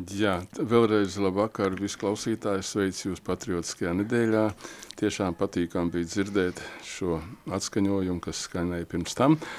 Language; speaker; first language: Latvian; native; Latvian